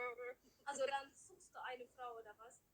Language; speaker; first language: German; early bilingual, other home language; Tigrinya